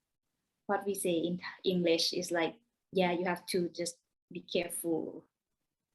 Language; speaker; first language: English; non-native, learner; Thai